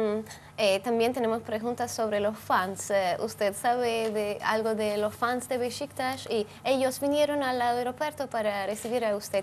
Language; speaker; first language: Spanish; non-native, fluent; Turkish